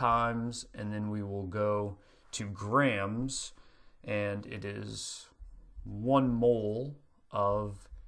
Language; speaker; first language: English; native; English